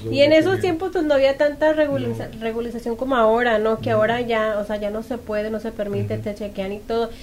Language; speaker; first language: Spanish; native; Spanish